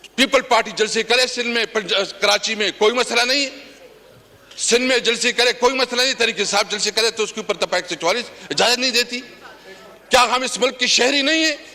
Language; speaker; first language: Urdu; non-native, local second language; Pashto